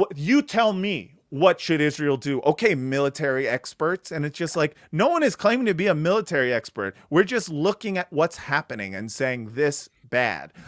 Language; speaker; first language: English; native; English